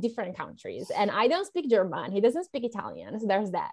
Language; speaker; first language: English; non-native, fluent; Italian